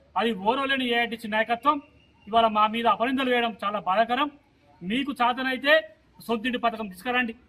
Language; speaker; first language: Telugu; native; Telugu